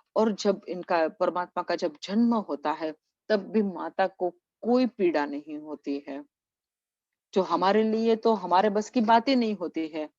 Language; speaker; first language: Hindi; non-native, local second language; Gujarati